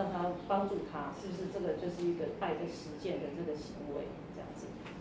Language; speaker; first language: Chinese; native; Chinese